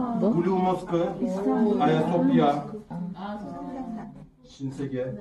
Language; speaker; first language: Korean; non-native, learner; Turkish